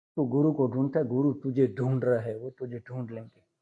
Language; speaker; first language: Hindi; non-native, local second language; Gujarati